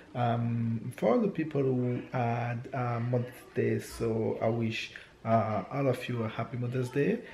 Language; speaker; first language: English; non-native, fluent; French